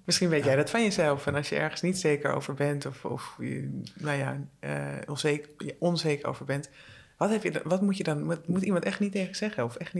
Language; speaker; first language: Dutch; native; Dutch